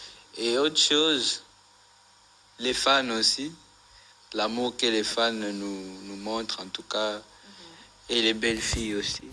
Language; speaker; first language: French; non-native, local second language; Swahili